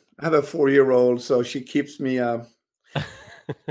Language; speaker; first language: English; non-native, fluent; Swedish